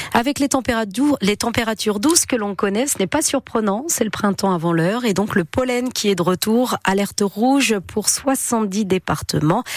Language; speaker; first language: French; native; French